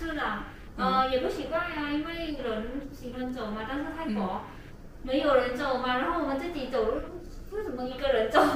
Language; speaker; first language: Chinese; non-native, learner; Thai